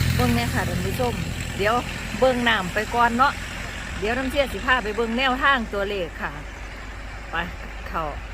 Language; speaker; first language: Thai; native; Thai